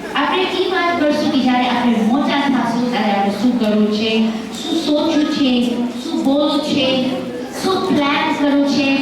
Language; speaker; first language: Gujarati; early bilingual, heritage; Gujarati